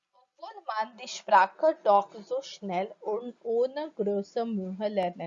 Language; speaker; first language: German; non-native, fluent; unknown